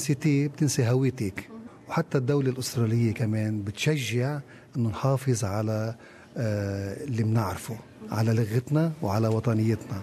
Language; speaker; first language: Arabic; native; Arabic